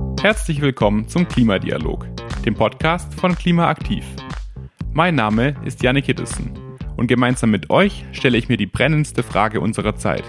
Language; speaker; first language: German; native; German